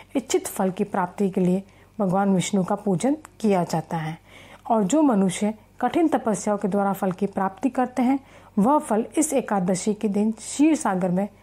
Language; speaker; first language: Hindi; native; Hindi